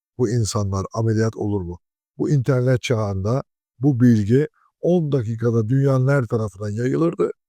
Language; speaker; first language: Turkish; native; Turkish